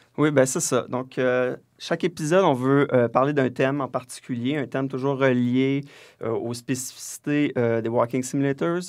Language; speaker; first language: French; native; French